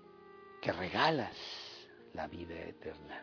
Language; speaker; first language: Spanish; native; Spanish